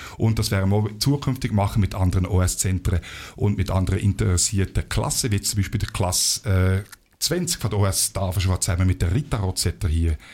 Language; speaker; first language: German; native; German